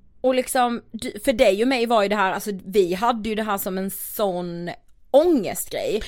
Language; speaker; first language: Swedish; native; Swedish